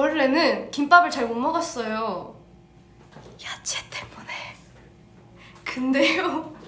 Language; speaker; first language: Korean; early bilingual, heritage; English